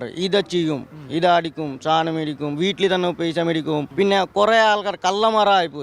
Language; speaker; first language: Malayalam; non-native, learner; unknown